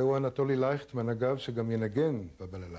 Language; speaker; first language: Hebrew; native; Hebrew